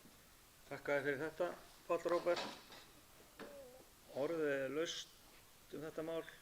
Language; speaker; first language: Icelandic; native; Icelandic